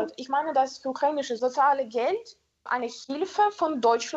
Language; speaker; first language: German; non-native, learner; Ukrainian